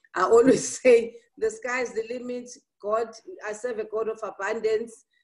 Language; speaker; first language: English; non-native, local second language; Zulu